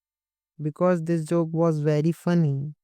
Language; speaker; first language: English; non-native, local second language; Hindi